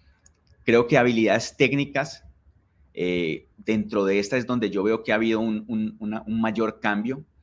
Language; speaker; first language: Spanish; native; Spanish